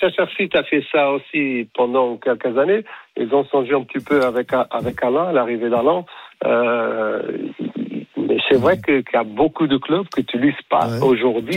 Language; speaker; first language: French; non-native, fluent; Portuguese